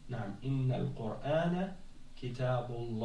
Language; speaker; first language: Arabic; non-native, fluent; French